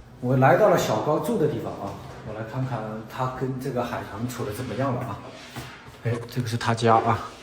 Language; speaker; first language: Chinese; native; Chinese